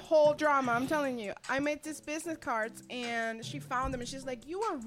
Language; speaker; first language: English; non-native, fluent; Spanish